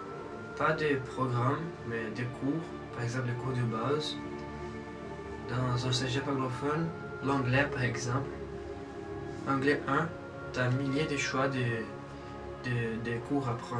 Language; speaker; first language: French; non-native, fluent; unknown